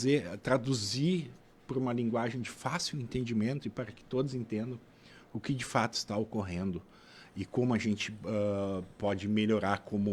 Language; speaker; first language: Portuguese; native; Portuguese